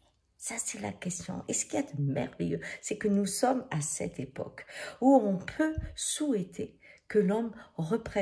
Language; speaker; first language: French; native; French